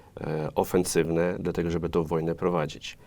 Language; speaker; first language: Polish; non-native, fluent; Ukrainian